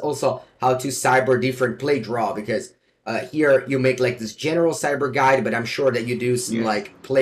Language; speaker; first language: English; non-native, fluent; Italian